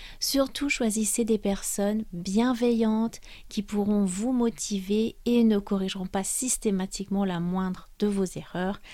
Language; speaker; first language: French; native; French